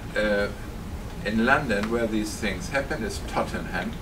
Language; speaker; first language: English; non-native, fluent; German